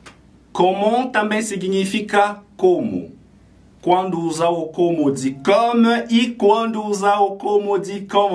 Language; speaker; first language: Portuguese; non-native, fluent; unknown